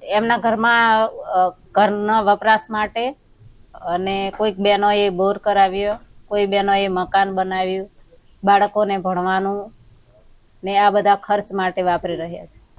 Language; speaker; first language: Gujarati; non-native, local second language; Rathawi